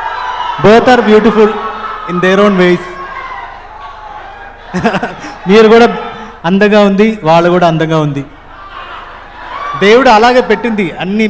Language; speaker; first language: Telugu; non-native, learner; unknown